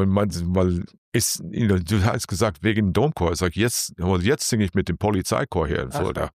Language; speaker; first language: German; non-native, learner; English